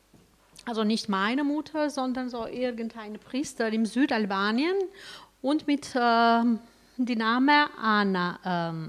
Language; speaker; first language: German; non-native, fluent; Albanian